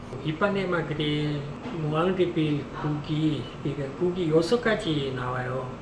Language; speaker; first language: Korean; non-native, learner; Portuguese